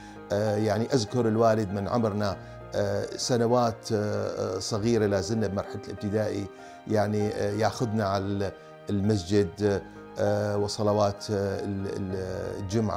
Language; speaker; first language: Arabic; native; Arabic